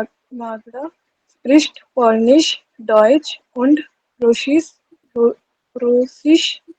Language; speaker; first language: German; non-native, learner; Hindi